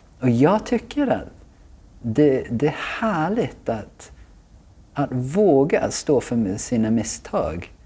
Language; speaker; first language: Swedish; non-native, fluent; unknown